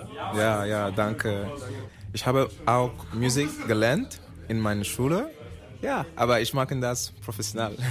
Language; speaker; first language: German; non-native, learner; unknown